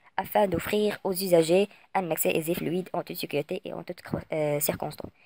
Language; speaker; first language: French; non-native, local second language; Arabic